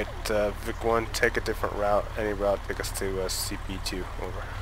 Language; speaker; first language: English; native; English